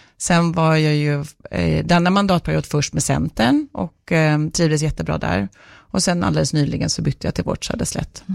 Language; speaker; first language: Swedish; native; Swedish